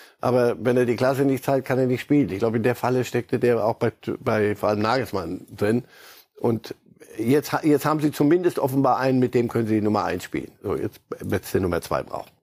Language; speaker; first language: German; native; German